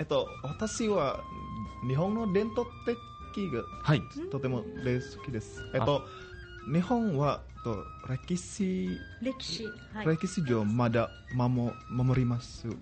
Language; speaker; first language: Japanese; non-native, learner; Indonesian